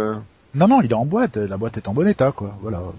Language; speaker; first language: French; native; French